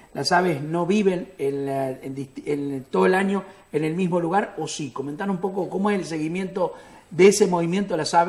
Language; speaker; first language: Spanish; native; Spanish